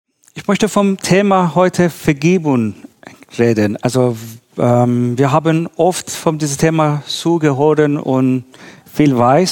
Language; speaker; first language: German; non-native, learner; Persian